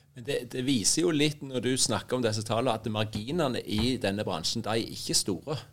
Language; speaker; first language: Norwegian; native; Norwegian